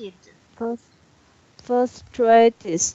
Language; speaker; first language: English; non-native, learner; Vietnamese